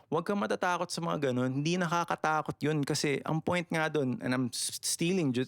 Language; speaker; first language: Filipino; native; Filipino